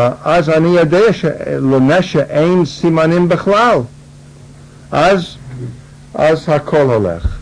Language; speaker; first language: Hebrew; non-native, fluent; English